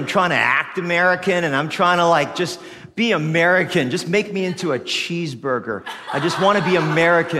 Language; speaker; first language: English; non-native, local second language; Filipino